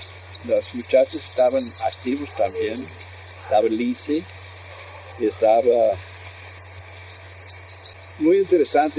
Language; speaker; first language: Spanish; non-native, fluent; English